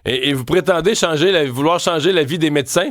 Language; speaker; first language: French; native; French